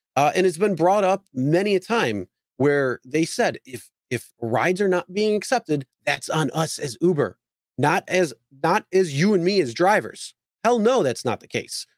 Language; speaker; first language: English; native; English